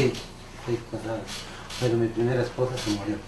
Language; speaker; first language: Spanish; non-native, local second language; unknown